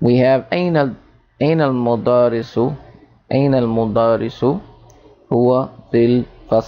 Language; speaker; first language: Arabic; non-native, fluent; English